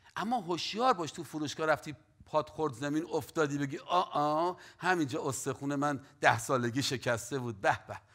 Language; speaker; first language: Persian; native; Persian